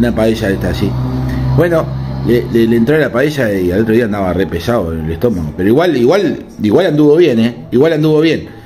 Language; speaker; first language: Spanish; native; Spanish